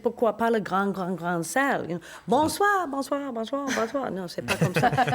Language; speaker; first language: French; non-native, learner; English